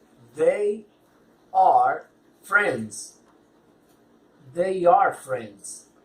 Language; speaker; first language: English; non-native, fluent; Spanish